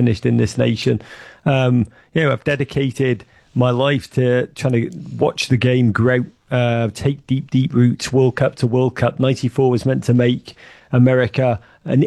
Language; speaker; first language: English; native; English